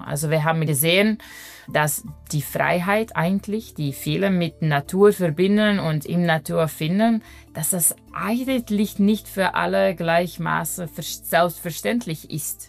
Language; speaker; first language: German; non-native, fluent; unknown